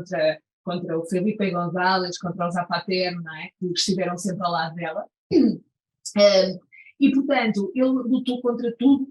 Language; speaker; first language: Portuguese; native; Portuguese